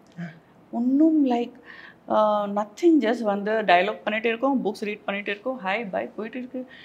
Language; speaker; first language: Tamil; non-native, learner; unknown